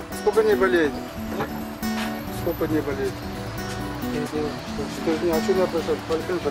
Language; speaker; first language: Russian; non-native, local second language; Kyrgyz